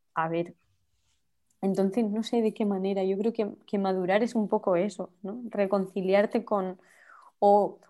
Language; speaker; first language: Spanish; native; Spanish